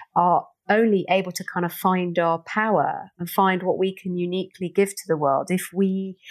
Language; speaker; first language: English; native; English